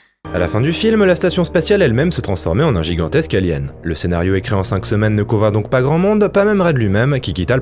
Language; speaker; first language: French; native; French